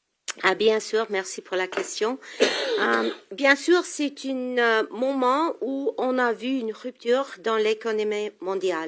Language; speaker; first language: French; non-native, local second language; English